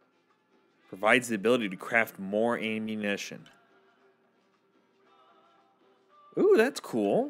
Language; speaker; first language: English; native; English